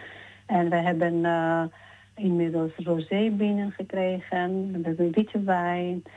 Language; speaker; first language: Dutch; non-native, fluent; Georgian